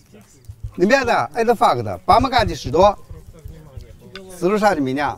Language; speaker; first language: Russian; non-native, learner; Chinese